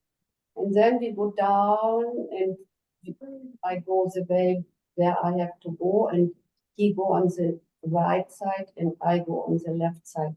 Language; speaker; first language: English; non-native, learner; German